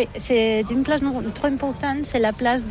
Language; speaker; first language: French; non-native, learner; Catalan